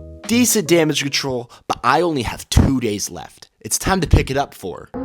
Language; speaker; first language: English; native; English